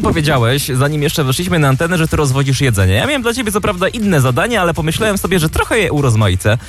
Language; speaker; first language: Polish; native; Polish